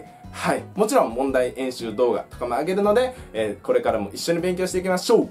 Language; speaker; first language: Japanese; native; Japanese